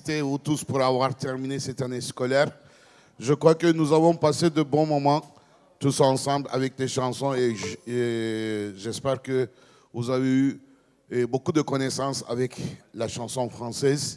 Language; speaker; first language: French; non-native, fluent; Turkish